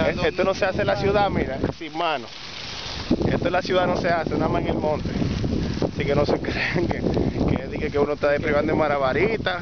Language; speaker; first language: Spanish; native; Spanish